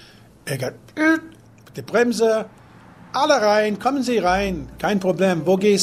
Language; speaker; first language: German; non-native, learner; English